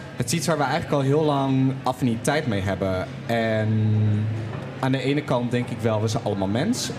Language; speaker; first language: Dutch; native; Dutch